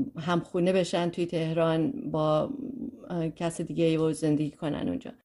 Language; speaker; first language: Persian; early bilingual, heritage; Persian